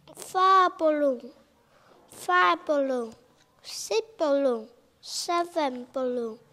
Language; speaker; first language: English; non-native, learner; Vietnamese